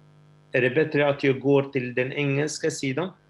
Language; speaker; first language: Swedish; non-native, fluent; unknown